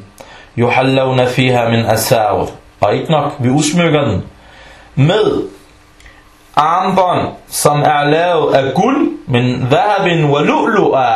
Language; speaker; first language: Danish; non-native, fluent; Arabic